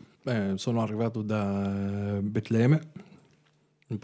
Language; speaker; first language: Italian; non-native, learner; Arabic